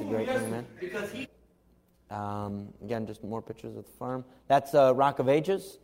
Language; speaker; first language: English; native; English